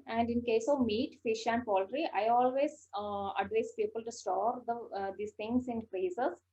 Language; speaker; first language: English; non-native, local second language; Malayalam